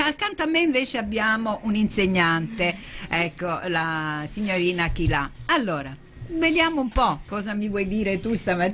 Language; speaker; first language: Italian; native; Italian